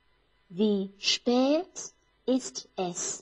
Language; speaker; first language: German; non-native, fluent; Chinese